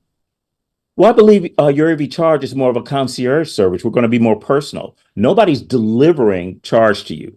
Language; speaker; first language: English; native; English